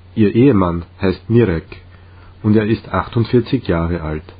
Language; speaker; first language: German; non-native, fluent; Czech